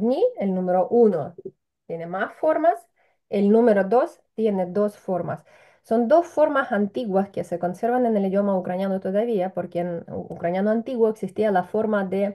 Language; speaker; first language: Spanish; non-native, fluent; Ukrainian